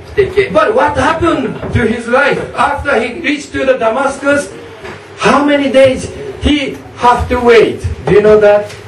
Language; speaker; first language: English; non-native, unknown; Japanese